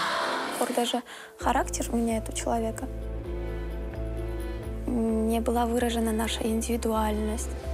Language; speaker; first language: Russian; non-native, fluent; Armenian